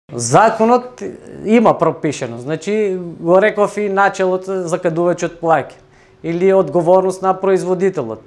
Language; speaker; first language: Macedonian; native; Macedonian